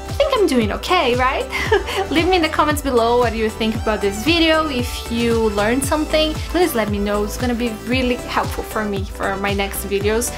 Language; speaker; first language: English; non-native, learner; Portuguese